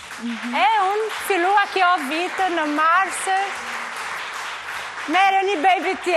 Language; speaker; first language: Albanian; non-native, learner; Portuguese